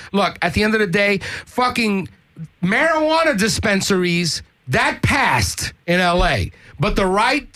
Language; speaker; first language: English; native; English